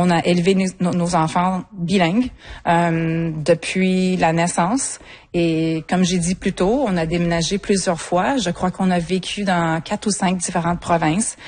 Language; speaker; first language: French; native; French